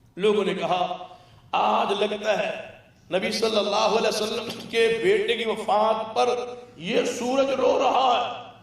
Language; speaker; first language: Urdu; non-native, local second language; Punjabi